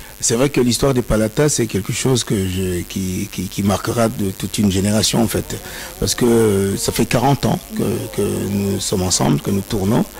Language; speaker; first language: French; non-native, local second language; Kongo